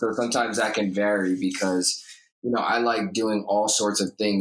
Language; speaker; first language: English; native; English